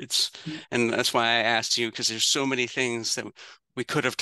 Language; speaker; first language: English; native; English